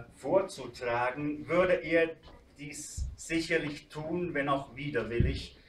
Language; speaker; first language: German; native; German